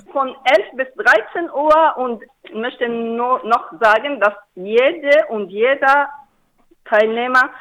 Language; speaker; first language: German; non-native, learner; Arabic